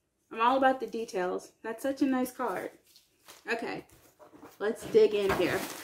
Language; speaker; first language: English; native; English